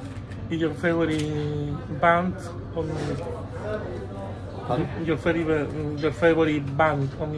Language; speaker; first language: English; non-native, learner; Spanish